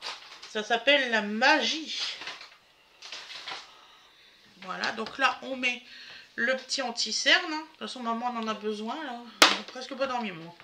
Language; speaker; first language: French; native; French